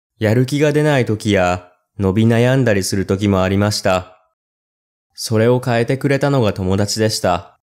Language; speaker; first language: Japanese; native; Japanese